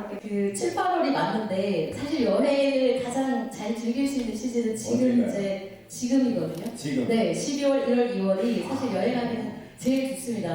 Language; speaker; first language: Korean; native; Korean